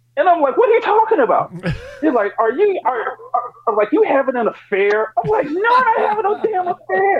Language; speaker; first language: English; native; English